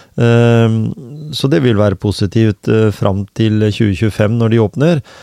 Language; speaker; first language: Norwegian; native; Norwegian